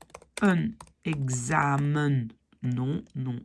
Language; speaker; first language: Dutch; non-native, fluent; French